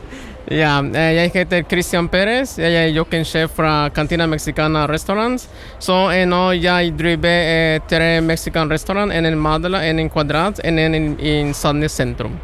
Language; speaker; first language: Norwegian; non-native, learner; Spanish